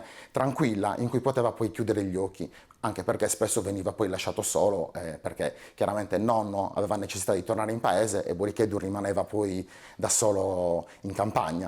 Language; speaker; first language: Italian; native; Italian